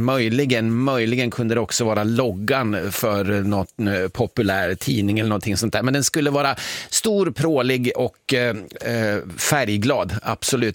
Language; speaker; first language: Swedish; native; Swedish